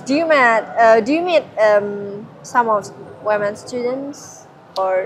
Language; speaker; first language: English; non-native, fluent; Indonesian